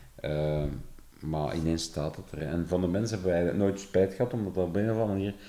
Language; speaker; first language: Dutch; native; Dutch